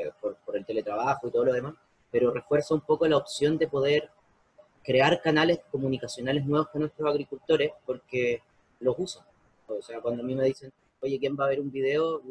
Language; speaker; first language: Spanish; native; Spanish